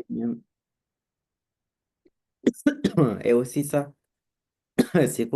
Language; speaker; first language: French; non-native, learner; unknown